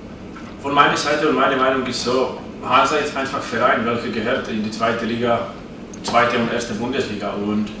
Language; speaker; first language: German; non-native, fluent; Slovak